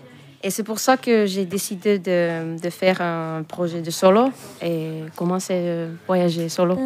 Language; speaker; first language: French; non-native, fluent; Finnish